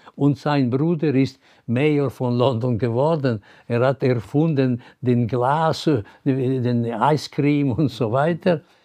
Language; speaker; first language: German; non-native, local second language; Italian